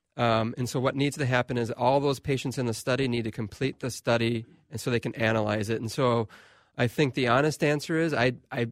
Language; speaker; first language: English; native; English